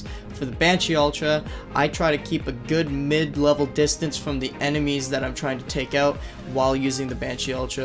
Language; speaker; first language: English; native; English